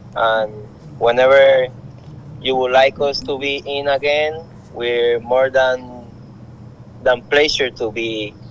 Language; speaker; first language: English; non-native, learner; Spanish